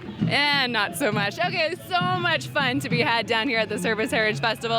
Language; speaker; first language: English; native; English